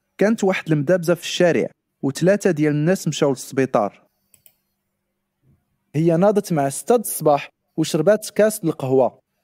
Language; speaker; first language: Arabic; non-native, learner; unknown